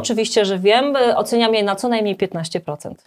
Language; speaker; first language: Polish; native; Polish